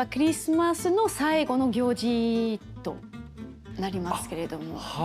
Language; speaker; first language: Japanese; non-native, fluent; French